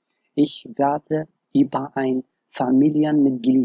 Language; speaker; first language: German; non-native, fluent; Arabic